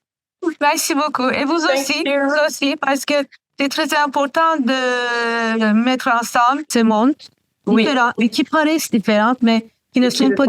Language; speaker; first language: French; non-native, fluent; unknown